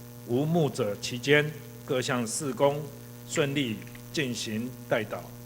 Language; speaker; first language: Chinese; native; Chinese